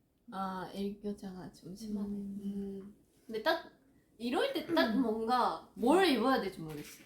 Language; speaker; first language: Korean; non-native, fluent; Japanese